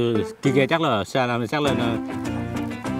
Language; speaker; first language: Korean; non-native, learner; Vietnamese